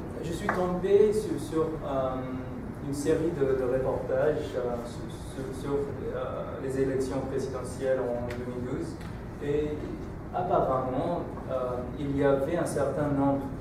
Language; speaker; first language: French; non-native, fluent; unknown